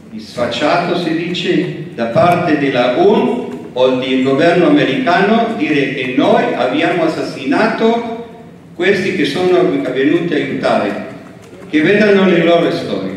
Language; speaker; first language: Italian; non-native, fluent; Spanish